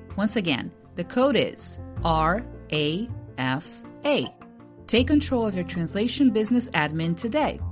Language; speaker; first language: English; non-native, fluent; Portuguese